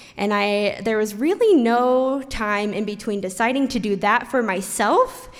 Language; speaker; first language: English; native; English